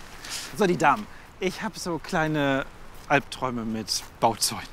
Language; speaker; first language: German; native; German